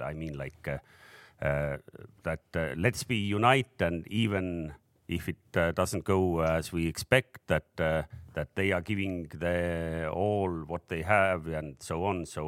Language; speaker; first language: English; non-native, fluent; Estonian